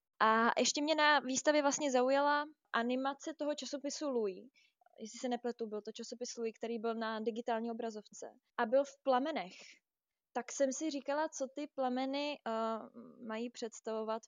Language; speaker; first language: Czech; native; Czech